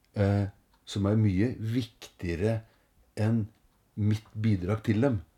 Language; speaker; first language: Norwegian; native; Norwegian